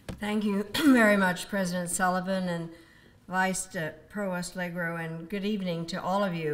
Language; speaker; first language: English; early bilingual, other home language; Czech